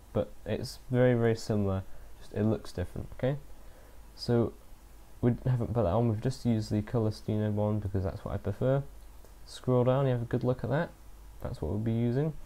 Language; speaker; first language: English; native; English